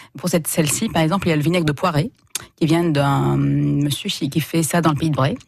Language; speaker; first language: French; non-native, local second language; Arabic